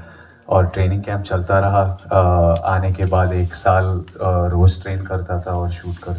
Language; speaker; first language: Hindi; non-native, local second language; Telugu